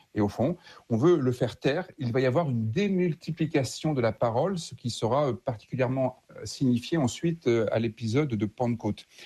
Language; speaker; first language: French; native; French